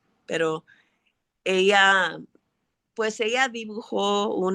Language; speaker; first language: Spanish; early bilingual, heritage; English